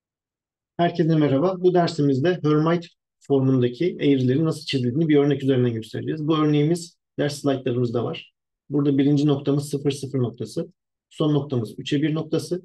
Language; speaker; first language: Turkish; native; Turkish